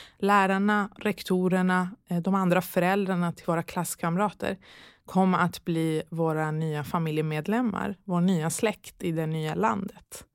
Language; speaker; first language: Swedish; early bilingual, other home language; Persian